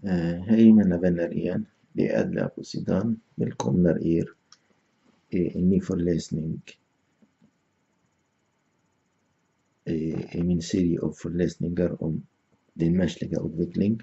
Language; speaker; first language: Swedish; non-native, fluent; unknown